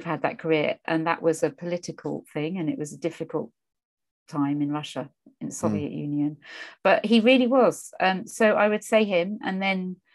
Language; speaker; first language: English; native; English